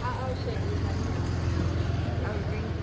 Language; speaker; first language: English; non-native, learner; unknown